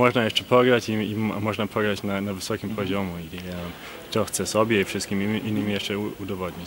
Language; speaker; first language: Polish; early bilingual, heritage; Polish